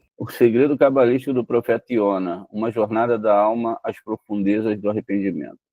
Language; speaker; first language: Portuguese; native; Portuguese